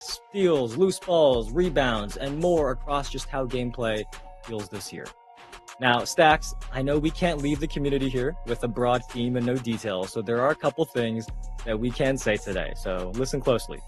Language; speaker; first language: English; native; English